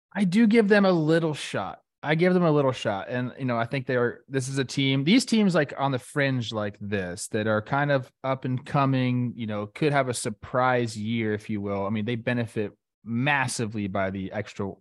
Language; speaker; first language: English; native; English